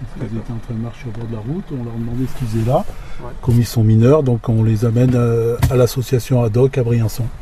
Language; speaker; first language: French; native; French